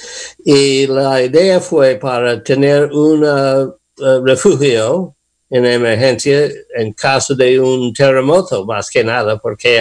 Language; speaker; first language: Spanish; non-native, learner; English